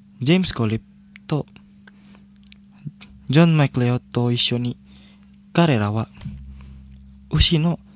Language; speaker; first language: Japanese; non-native, fluent; Indonesian